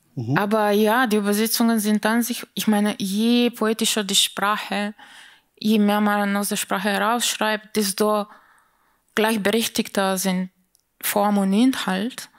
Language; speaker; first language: German; non-native, fluent; Slovenian